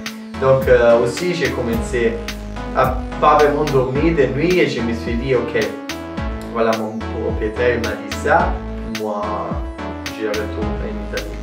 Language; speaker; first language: French; non-native, learner; Italian